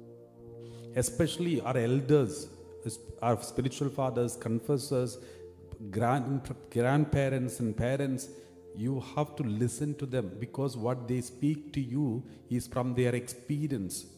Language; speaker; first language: English; non-native, local second language; Malayalam